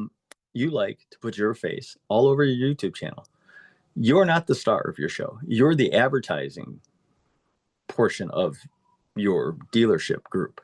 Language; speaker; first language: English; native; English